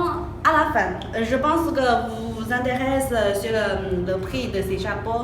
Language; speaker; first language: French; non-native, fluent; Chinese